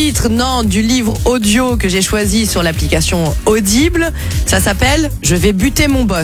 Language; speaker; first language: French; native; French